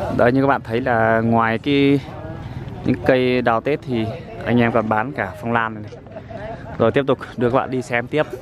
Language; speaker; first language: Vietnamese; native; Vietnamese